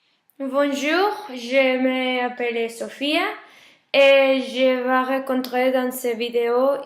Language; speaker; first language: French; non-native, learner; Spanish